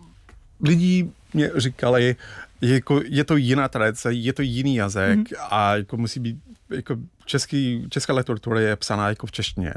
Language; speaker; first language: Czech; non-native, fluent; English